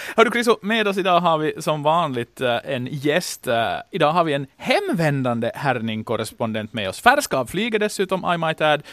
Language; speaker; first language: Swedish; native; Swedish